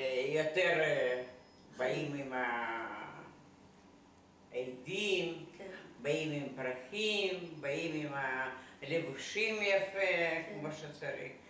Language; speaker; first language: Hebrew; non-native, fluent; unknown